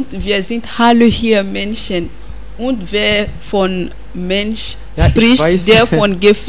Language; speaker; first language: German; non-native, learner; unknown